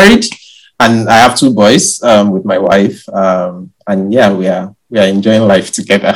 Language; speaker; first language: English; non-native, local second language; Yoruba